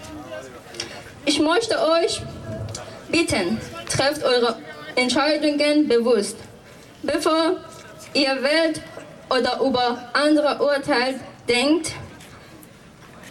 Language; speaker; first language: German; non-native, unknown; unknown